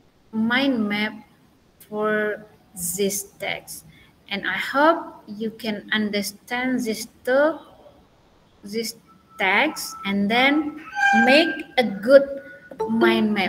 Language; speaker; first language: English; non-native, learner; Indonesian